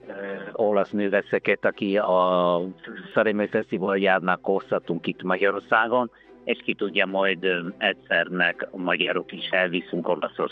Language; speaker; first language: Hungarian; non-native, fluent; Italian